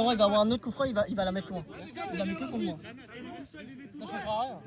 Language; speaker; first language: French; native; French